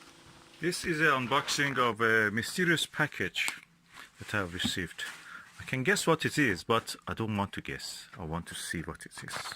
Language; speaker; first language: English; non-native, fluent; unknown